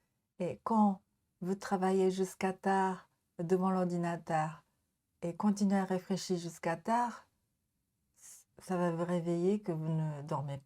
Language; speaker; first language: French; non-native, learner; Japanese